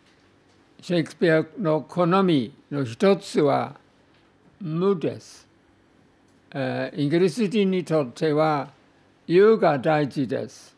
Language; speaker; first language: Japanese; non-native, fluent; English